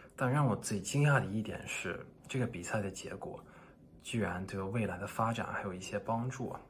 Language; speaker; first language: Chinese; non-native, fluent; English